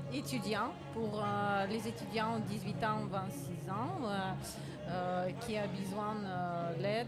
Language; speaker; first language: French; non-native, learner; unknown